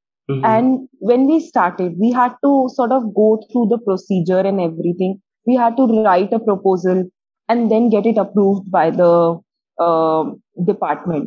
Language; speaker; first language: English; non-native, local second language; Hindi